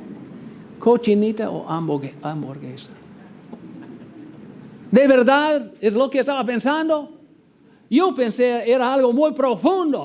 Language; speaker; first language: Spanish; non-native, fluent; English